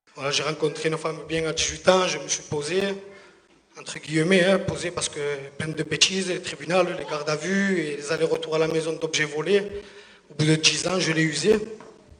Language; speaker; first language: French; native; French